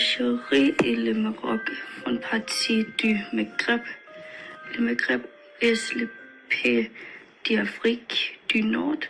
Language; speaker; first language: French; non-native, learner; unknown